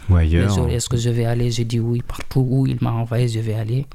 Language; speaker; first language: French; non-native, local second language; Wolof